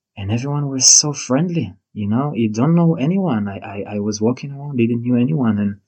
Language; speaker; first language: English; non-native, fluent; Hebrew